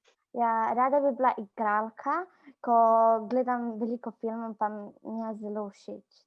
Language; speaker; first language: Slovenian; non-native, learner; Albanian